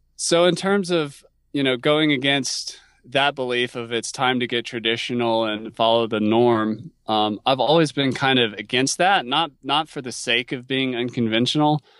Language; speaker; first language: English; native; English